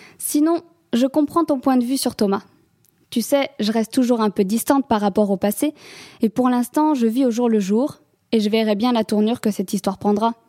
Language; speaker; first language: French; native; French